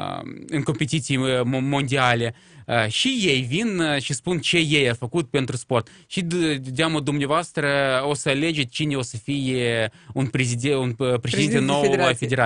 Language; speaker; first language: Romanian; non-native, local second language; Russian